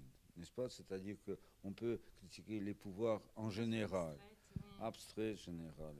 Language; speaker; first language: French; non-native, fluent; Russian